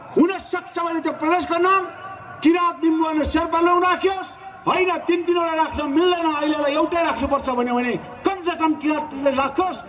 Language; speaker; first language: Nepali; non-native, local second language; Sherpa